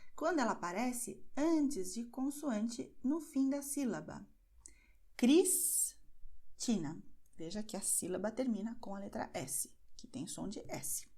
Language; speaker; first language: Portuguese; native; Portuguese